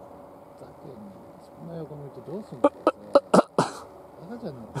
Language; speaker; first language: Japanese; native; Japanese